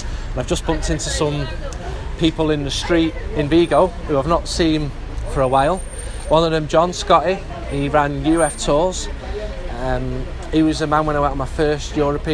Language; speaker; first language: English; native; English